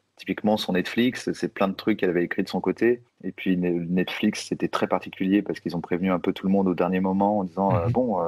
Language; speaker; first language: French; native; French